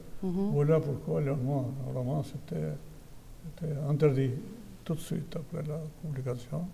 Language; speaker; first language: French; non-native, fluent; Albanian